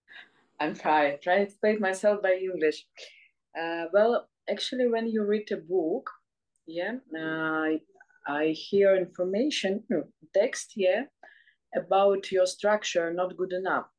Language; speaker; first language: English; non-native, learner; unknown